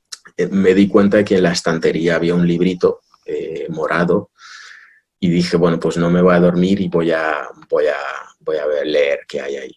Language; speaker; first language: Spanish; early bilingual, other home language; Russian